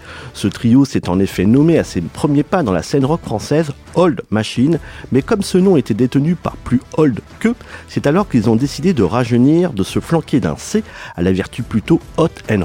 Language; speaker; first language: French; native; French